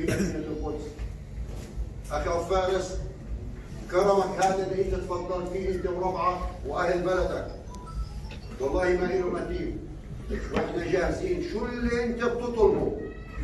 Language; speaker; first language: Arabic; native; Arabic